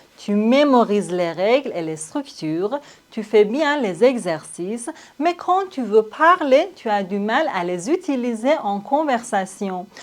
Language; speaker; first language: French; non-native, fluent; Persian